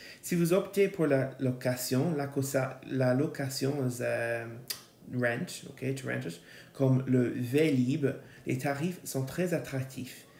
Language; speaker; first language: French; non-native, fluent; English